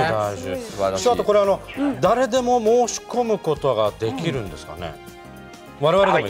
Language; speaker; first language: Japanese; native; Japanese